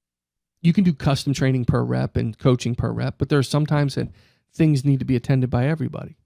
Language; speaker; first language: English; native; English